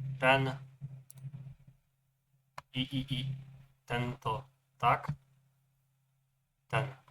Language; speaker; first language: Polish; native; Polish